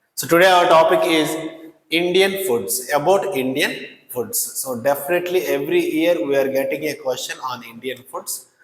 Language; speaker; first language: English; non-native, local second language; Telugu